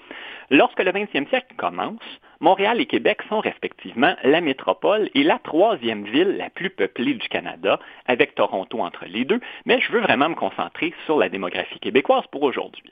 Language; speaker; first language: French; native; French